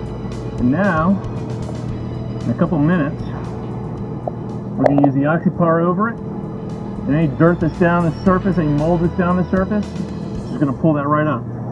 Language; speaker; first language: English; native; English